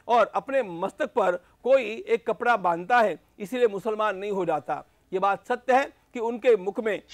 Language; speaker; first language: Hindi; non-native, local second language; Marathi